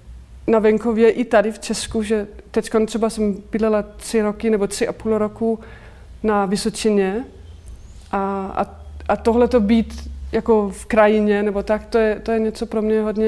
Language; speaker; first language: Czech; non-native, fluent; Danish